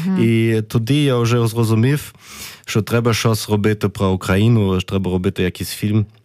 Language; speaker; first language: Ukrainian; early bilingual, heritage; German